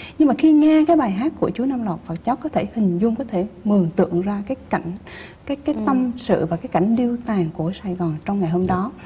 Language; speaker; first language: Vietnamese; early bilingual, heritage; Vietnamese